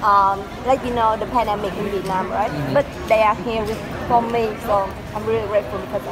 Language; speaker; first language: English; non-native, learner; Vietnamese